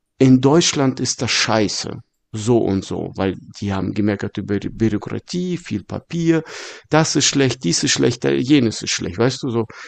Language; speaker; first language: German; early bilingual, other home language; Russian